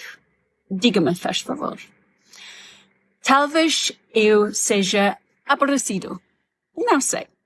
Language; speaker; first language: Portuguese; non-native, learner; English